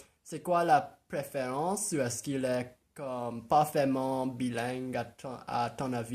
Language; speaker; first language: French; non-native, local second language; English